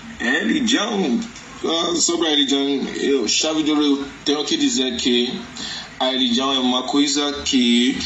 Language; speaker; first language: Portuguese; non-native, learner; Yoruba